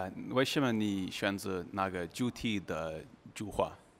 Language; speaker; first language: Chinese; non-native, learner; English